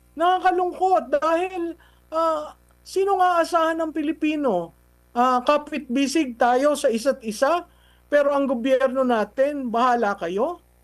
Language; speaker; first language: Filipino; native; Filipino